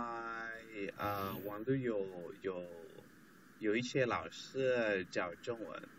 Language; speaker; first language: Chinese; non-native, fluent; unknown